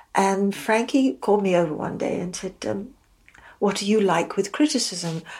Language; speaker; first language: English; native; English